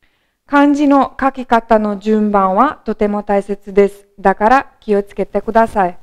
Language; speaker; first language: Japanese; non-native, fluent; Slovenian